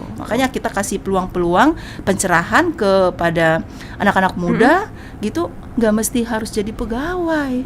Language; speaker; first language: Indonesian; native; Indonesian